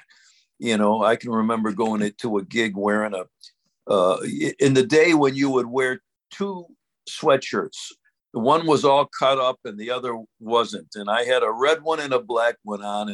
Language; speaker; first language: English; native; English